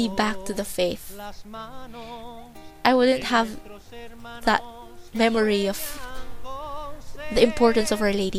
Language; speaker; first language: English; non-native, local second language; Filipino